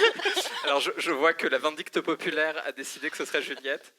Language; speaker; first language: French; native; French